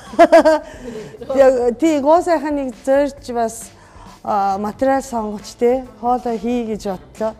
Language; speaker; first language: Mongolian; non-native, fluent; Japanese